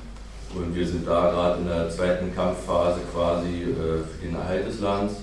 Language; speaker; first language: German; native; German